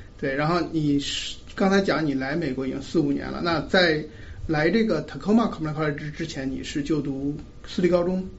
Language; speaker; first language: Chinese; native; Chinese